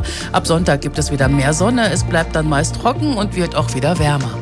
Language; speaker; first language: German; native; German